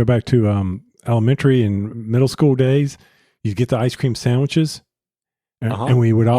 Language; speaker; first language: English; native; English